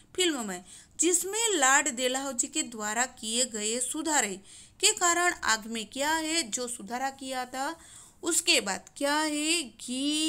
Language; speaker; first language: Hindi; non-native, local second language; Gujarati